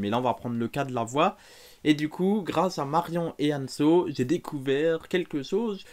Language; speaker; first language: French; native; French